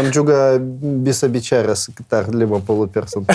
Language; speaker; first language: Indonesian; non-native, learner; Russian